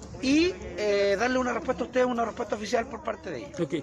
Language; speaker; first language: Spanish; native; Spanish